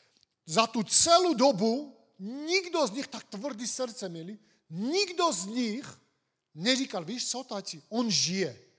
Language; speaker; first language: Czech; non-native, fluent; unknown